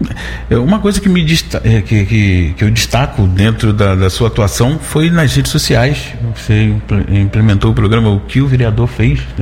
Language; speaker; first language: Portuguese; native; Portuguese